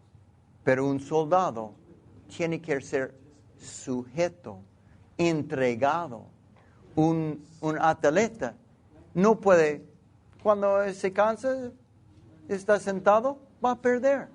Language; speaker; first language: Spanish; non-native, learner; English